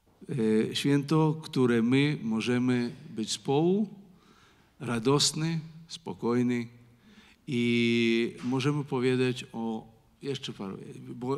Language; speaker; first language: Polish; non-native, learner; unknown